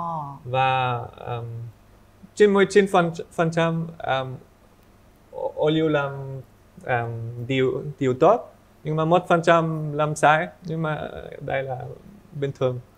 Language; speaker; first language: Vietnamese; non-native, learner; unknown